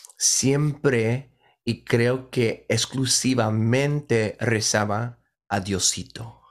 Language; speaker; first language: Spanish; early bilingual, heritage; Spanish